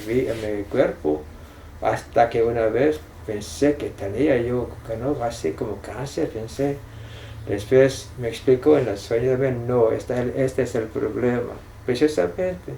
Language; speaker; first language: Spanish; non-native, fluent; English